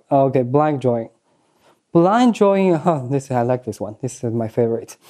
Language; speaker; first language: English; non-native, fluent; Chinese